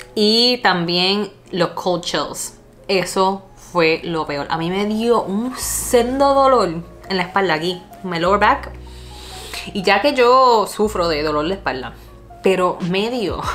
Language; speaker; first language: Spanish; early bilingual, other home language; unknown